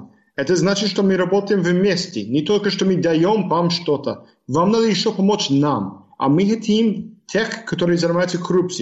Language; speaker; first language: Russian; non-native, fluent; English